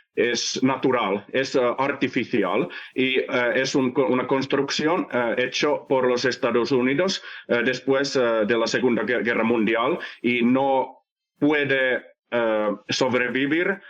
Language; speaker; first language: Spanish; non-native, fluent; Finnish